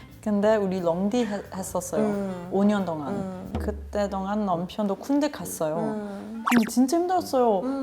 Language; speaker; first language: Korean; non-native, learner; German